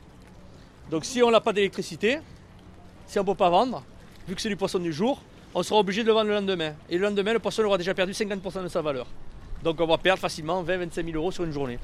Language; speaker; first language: French; native; French